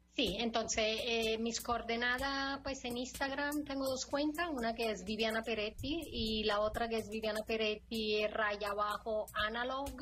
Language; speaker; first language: Spanish; non-native, fluent; Italian